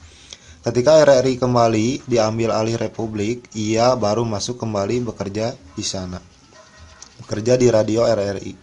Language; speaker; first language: Indonesian; native; Indonesian